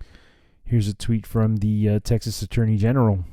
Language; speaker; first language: English; native; English